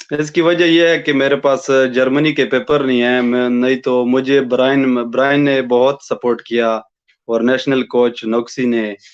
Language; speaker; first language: Urdu; non-native, local second language; Pashto